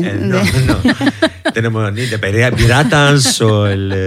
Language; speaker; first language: Spanish; non-native, fluent; English